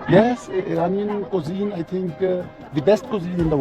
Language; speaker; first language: English; non-native, learner; Urdu